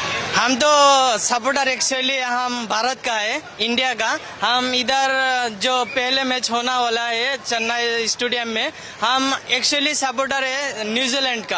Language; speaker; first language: Hindi; non-native, local second language; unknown